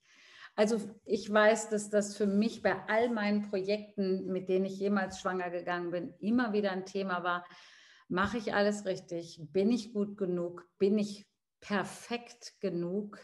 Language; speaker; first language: German; native; German